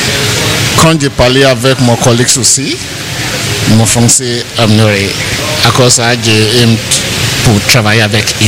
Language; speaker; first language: French; non-native, learner; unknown